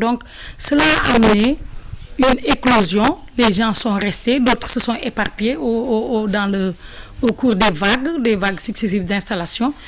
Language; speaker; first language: French; non-native, local second language; Wolof